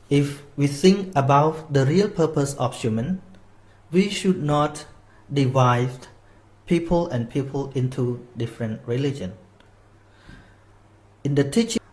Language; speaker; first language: English; non-native, fluent; Khmer